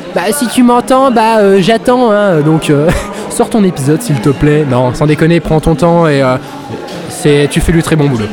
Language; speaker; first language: French; native; French